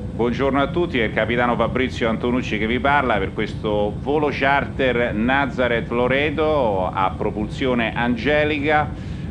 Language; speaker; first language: Italian; native; Italian